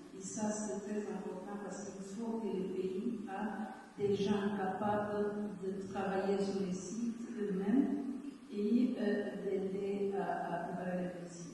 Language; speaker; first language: French; non-native, learner; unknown